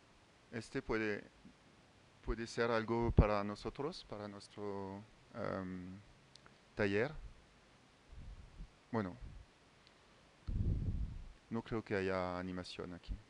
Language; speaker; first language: Spanish; non-native, fluent; French